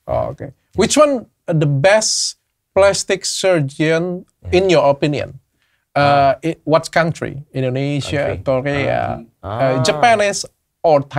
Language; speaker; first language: English; non-native, learner; Indonesian